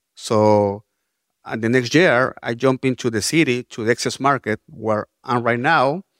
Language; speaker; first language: English; non-native, learner; Spanish